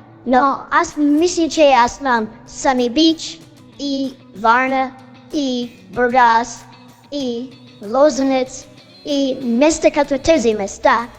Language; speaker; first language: Bulgarian; non-native, learner; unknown